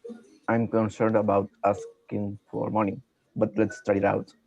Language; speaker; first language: English; non-native, learner; Spanish